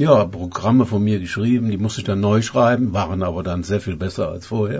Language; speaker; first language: German; native; German